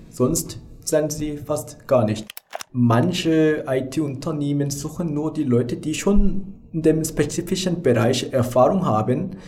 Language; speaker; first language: German; non-native, fluent; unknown